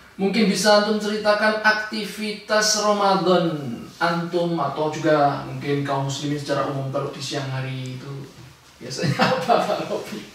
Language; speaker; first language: Indonesian; native; Indonesian